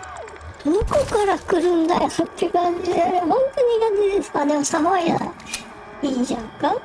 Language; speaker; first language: Japanese; native; Japanese